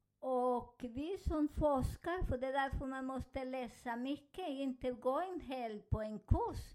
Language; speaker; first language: Swedish; non-native, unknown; Spanish